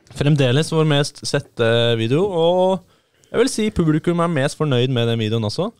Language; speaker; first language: Norwegian; native; Norwegian